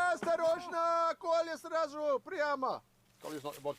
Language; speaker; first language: Russian; non-native, learner; English